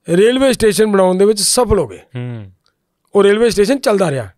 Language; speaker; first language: Punjabi; native; Punjabi